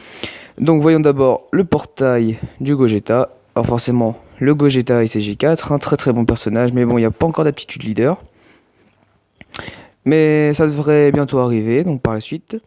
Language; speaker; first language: French; native; French